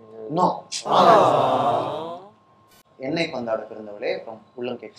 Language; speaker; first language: Tamil; native; Tamil